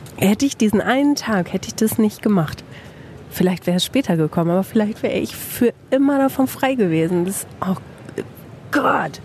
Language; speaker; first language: German; native; German